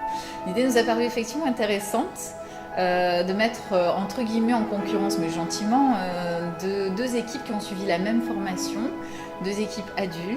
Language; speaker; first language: French; native; French